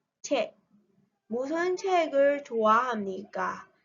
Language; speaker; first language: Korean; non-native, learner; Burmese